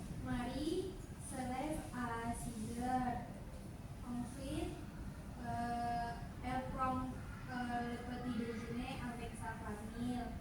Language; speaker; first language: French; non-native, learner; Indonesian